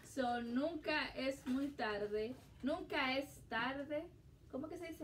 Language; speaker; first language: Spanish; early bilingual, heritage; Spanish